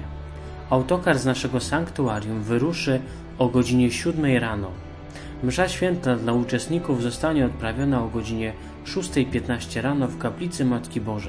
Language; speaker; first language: Polish; native; Polish